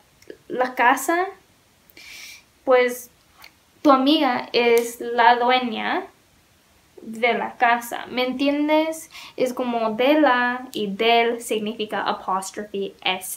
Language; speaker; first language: Spanish; non-native, learner; English